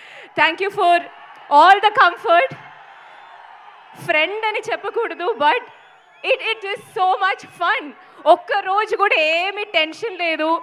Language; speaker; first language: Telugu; non-native, fluent; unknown